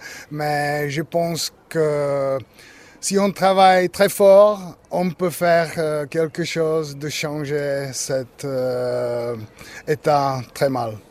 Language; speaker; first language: French; non-native, learner; Czech